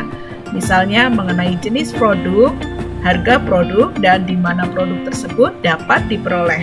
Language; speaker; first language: Indonesian; native; Indonesian